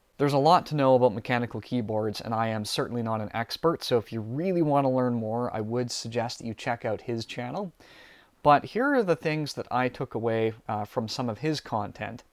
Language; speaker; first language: English; native; English